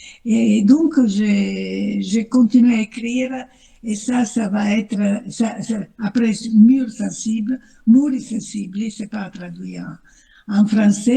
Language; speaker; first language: French; non-native, fluent; Italian